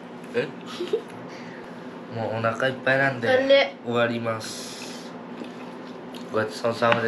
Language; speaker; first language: Japanese; early bilingual, other home language; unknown